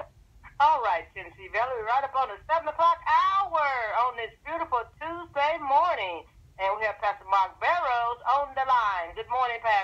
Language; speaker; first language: English; native; English